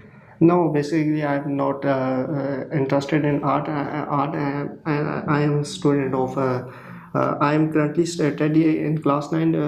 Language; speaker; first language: English; non-native, learner; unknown